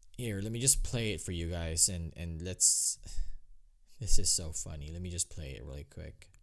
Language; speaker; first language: English; non-native, local second language; Filipino